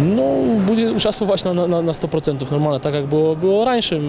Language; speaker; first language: Russian; non-native, fluent; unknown